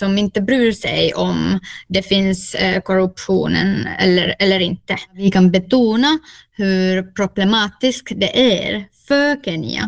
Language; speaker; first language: Swedish; non-native, local second language; Finnish